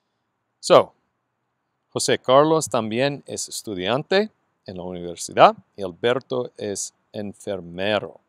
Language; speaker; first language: Spanish; non-native, fluent; English